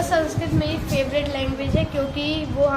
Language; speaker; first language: Hindi; native; Hindi